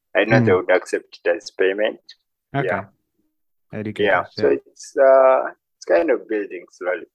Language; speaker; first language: English; non-native, local second language; Ganda